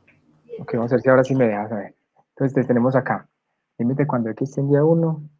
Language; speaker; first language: Spanish; native; Spanish